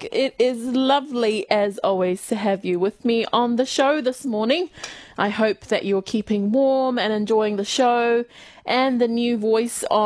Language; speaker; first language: English; native; English